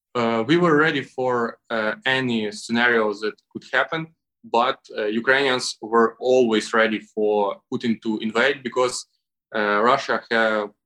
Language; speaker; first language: English; non-native, learner; Ukrainian